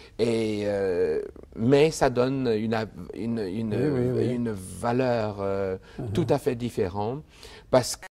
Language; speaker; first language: French; non-native, fluent; Chinese